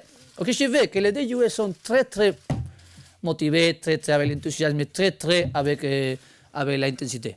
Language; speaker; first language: French; non-native, learner; Spanish